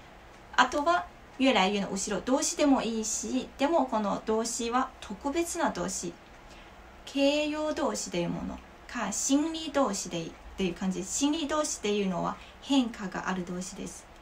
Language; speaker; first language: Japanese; non-native, learner; Chinese